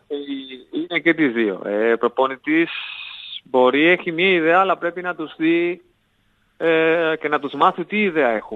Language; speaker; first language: Greek; non-native, learner; Spanish